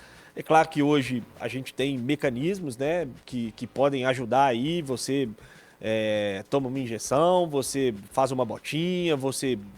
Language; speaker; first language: Portuguese; native; Portuguese